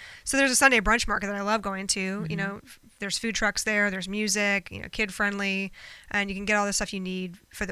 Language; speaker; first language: English; native; English